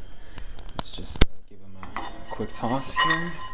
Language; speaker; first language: English; native; English